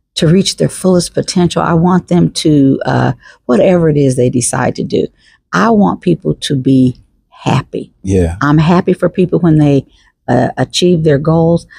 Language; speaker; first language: English; native; English